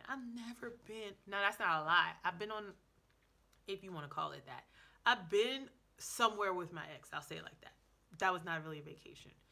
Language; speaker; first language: English; native; English